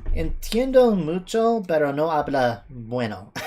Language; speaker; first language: Spanish; early bilingual, heritage; Spanish